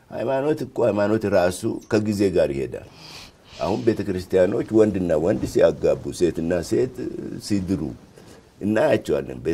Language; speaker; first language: Amharic; non-native, local second language; Oromo